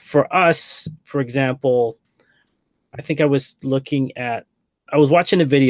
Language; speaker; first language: English; native; English